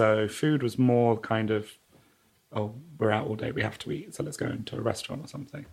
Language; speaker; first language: English; native; English